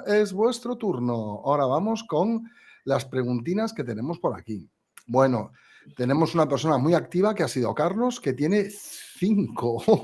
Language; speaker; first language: Spanish; native; Spanish